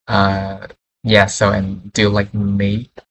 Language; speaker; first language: English; non-native, fluent; Vietnamese